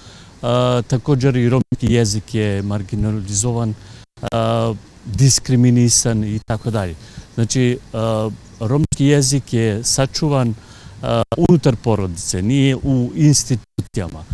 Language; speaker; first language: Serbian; non-native, local second language; Romany